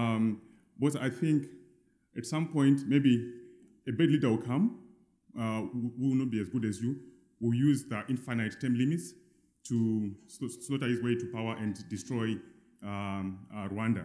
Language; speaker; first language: English; non-native, local second language; Shona